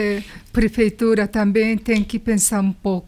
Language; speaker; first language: Portuguese; non-native, learner; Japanese